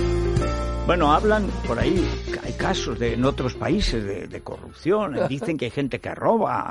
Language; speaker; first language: Spanish; native; Spanish